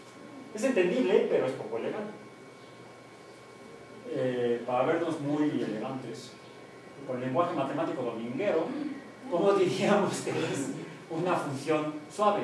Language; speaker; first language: Spanish; native; Spanish